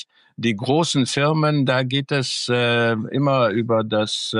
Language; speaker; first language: German; early bilingual, other home language; Greek